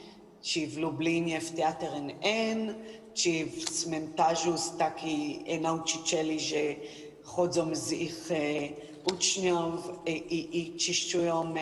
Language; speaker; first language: Polish; non-native, learner; Hebrew